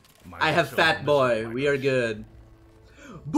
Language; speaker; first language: English; native; English